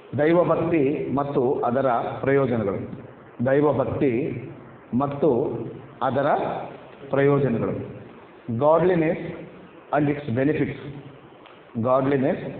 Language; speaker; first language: Kannada; non-native, local second language; Telugu